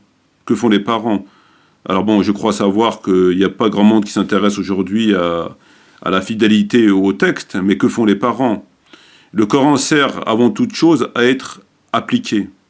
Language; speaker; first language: French; native; French